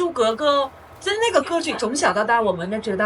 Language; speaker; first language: Chinese; non-native, fluent; Vietnamese